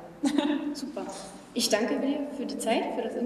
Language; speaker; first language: German; native; German